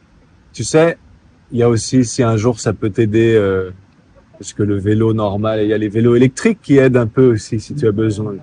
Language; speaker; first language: French; native; French